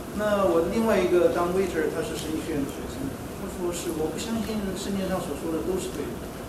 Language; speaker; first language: Chinese; native; Chinese